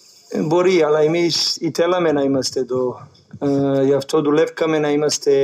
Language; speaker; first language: Greek; non-native, learner; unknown